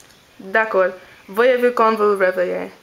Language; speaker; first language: French; non-native, learner; English